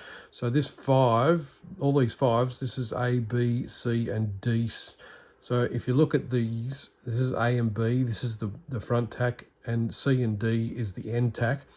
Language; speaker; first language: English; native; English